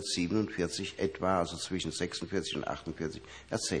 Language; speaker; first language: German; native; German